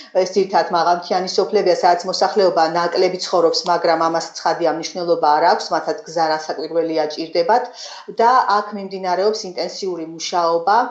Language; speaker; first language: Georgian; native; Georgian